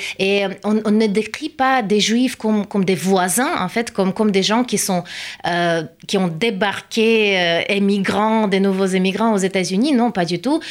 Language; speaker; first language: French; non-native, fluent; Russian